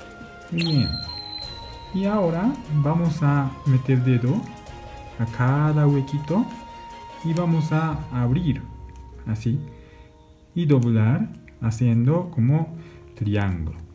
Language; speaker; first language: Spanish; non-native, learner; Japanese